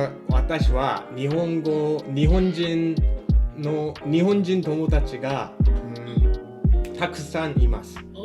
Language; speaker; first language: Japanese; non-native, learner; Korean